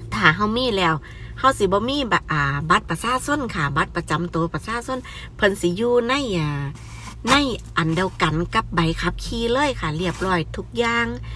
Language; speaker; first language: Thai; native; Thai